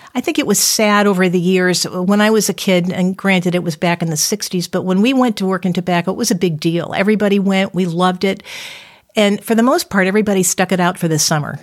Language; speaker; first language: English; native; English